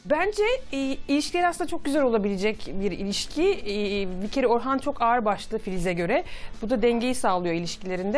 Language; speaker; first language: Turkish; native; Turkish